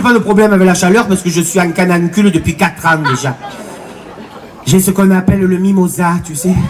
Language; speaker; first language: French; native; French